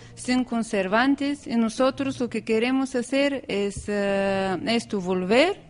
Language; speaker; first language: Spanish; non-native, fluent; Bulgarian